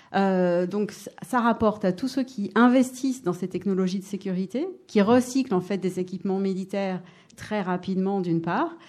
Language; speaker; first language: French; native; French